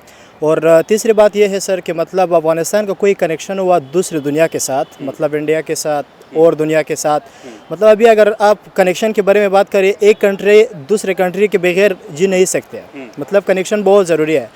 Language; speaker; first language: Hindi; non-native, learner; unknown